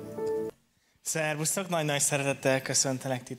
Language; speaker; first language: Hungarian; native; Hungarian